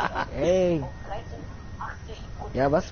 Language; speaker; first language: German; native; German